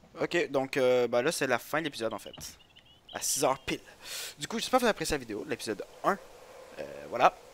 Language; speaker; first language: French; native; French